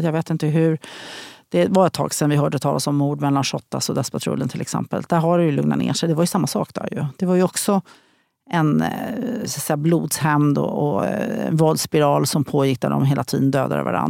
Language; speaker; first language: Swedish; native; Swedish